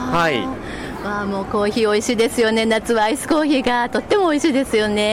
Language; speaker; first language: Japanese; native; Japanese